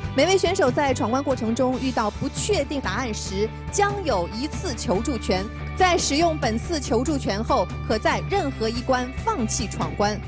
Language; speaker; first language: Chinese; native; Chinese